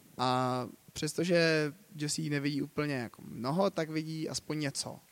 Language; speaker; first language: Czech; native; Czech